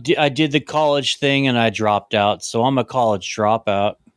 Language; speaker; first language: English; native; English